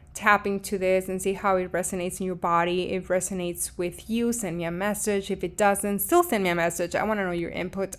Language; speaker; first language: English; early bilingual, other home language; Spanish